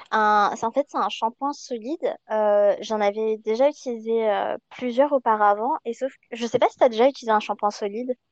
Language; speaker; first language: French; early bilingual, other home language; Chinese